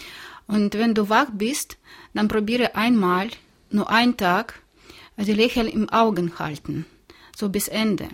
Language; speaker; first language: German; non-native, learner; Russian